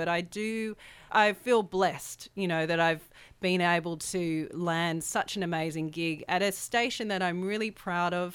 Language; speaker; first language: English; native; English